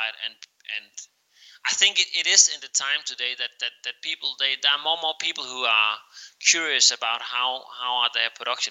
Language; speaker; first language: English; non-native, fluent; Danish